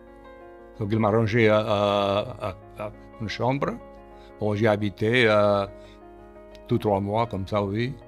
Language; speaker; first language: French; non-native, learner; Portuguese